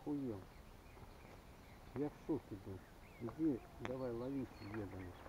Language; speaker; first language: Russian; native; Russian